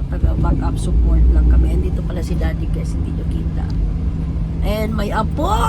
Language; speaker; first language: Filipino; non-native, local second language; Bikol